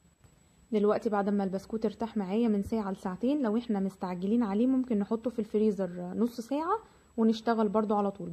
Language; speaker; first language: Arabic; native; Arabic